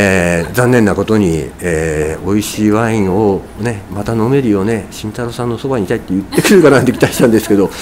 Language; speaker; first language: Japanese; native; Japanese